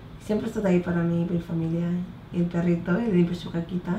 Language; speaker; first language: Spanish; non-native, learner; English